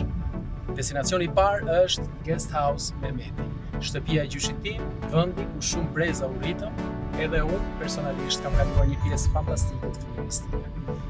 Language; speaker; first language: Albanian; native; Albanian